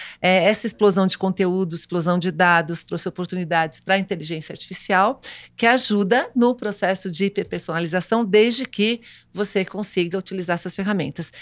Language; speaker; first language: Portuguese; native; Portuguese